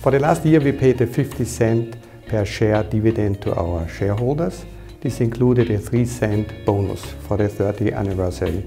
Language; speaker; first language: English; non-native, fluent; German